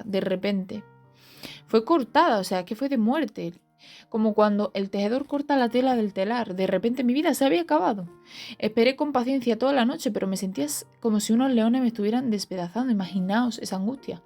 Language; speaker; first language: Spanish; native; Spanish